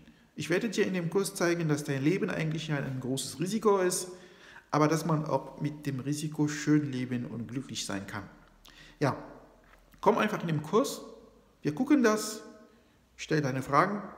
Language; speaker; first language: German; non-native, fluent; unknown